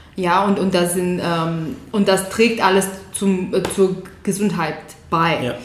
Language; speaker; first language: German; non-native, fluent; Bulgarian